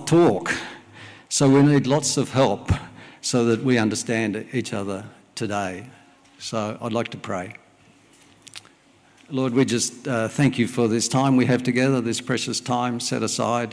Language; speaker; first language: English; early bilingual, other home language; Welsh